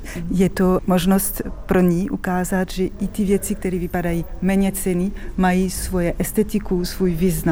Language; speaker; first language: Czech; non-native, fluent; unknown